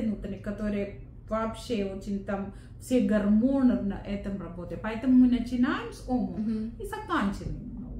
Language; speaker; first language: Russian; non-native, learner; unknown